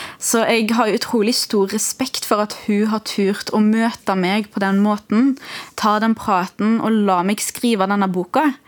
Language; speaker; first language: Norwegian; early bilingual, other home language; Arabic